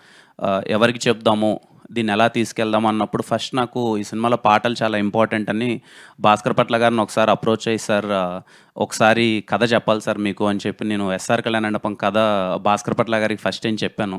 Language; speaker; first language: Telugu; native; Telugu